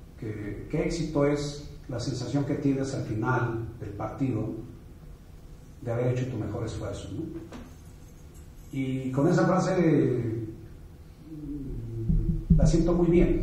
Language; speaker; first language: Spanish; native; Spanish